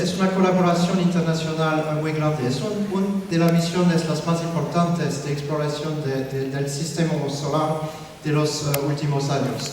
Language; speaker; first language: Spanish; non-native, learner; French